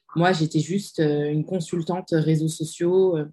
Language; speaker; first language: French; native; French